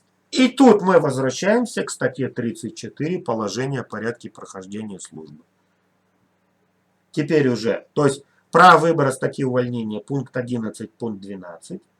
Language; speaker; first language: Russian; native; Russian